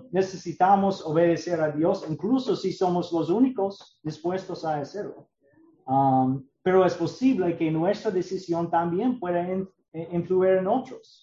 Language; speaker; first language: Spanish; non-native, learner; English